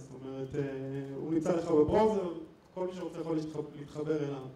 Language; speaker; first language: Hebrew; native; Hebrew